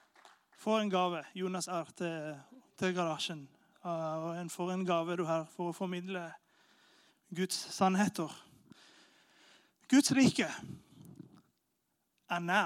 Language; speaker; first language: Norwegian; non-native, fluent; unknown